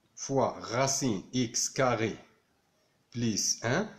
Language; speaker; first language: French; non-native, local second language; Arabic